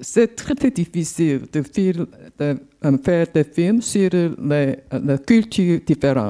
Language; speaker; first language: French; non-native, learner; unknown